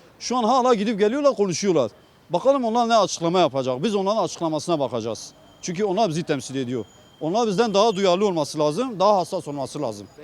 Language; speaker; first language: Turkish; non-native, local second language; Kurdish